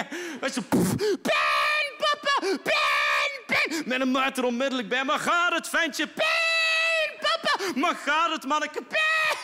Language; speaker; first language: Dutch; native; Dutch